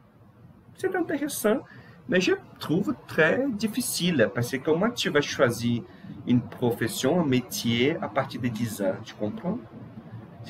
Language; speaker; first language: French; non-native, fluent; Portuguese